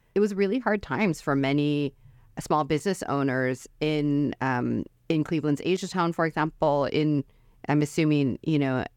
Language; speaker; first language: English; native; English